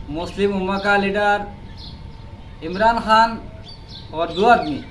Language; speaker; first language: Hindi; non-native, learner; Bangla